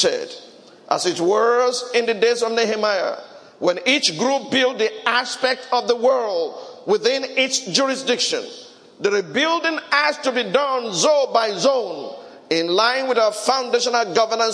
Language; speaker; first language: English; non-native, local second language; Yoruba